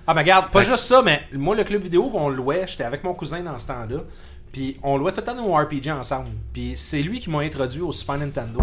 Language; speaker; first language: French; native; French